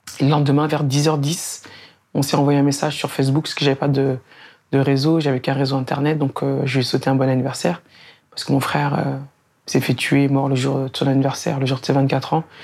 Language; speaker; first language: French; native; French